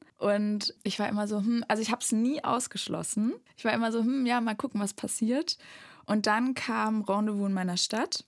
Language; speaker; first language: German; native; German